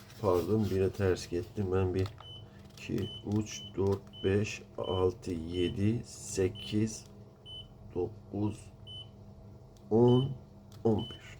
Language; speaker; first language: Turkish; non-native, learner; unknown